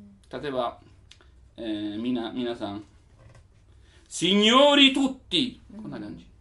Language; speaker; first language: Japanese; non-native, learner; Italian